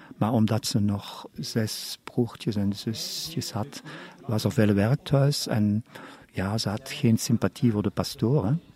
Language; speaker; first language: Dutch; non-native, local second language; German